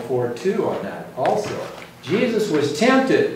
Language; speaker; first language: English; native; English